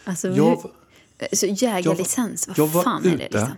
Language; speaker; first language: Swedish; native; Swedish